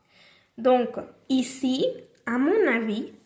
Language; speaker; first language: French; non-native, learner; Spanish